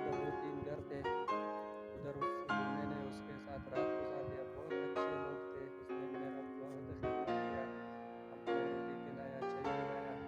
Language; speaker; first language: Hindi; non-native, local second language; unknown